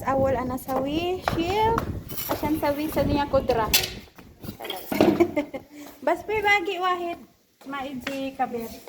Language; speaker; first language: Arabic; non-native, learner; Filipino